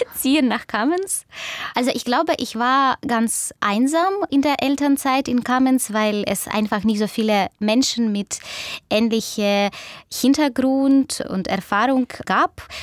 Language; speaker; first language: German; non-native, fluent; Russian